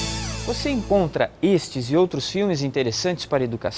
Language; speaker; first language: Portuguese; native; Portuguese